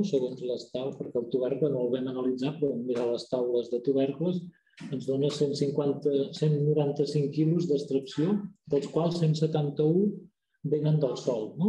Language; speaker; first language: Catalan; native; Catalan